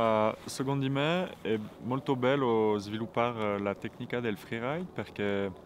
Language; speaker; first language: Italian; non-native, fluent; French